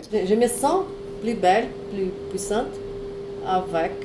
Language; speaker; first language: French; non-native, fluent; Portuguese